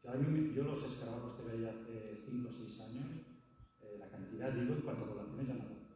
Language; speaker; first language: Spanish; native; Spanish